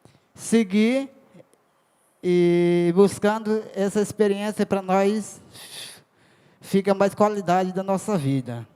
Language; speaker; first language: Portuguese; non-native, local second language; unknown